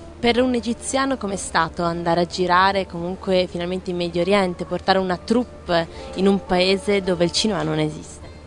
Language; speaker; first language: Italian; native; Italian